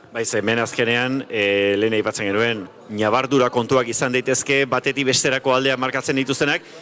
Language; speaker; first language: Basque; native; Basque